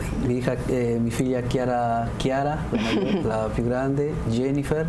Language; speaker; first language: Italian; non-native, learner; Spanish